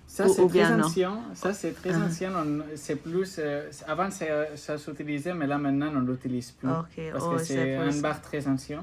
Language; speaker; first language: French; non-native, fluent; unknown